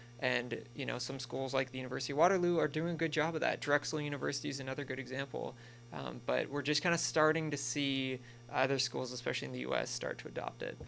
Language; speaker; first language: English; native; English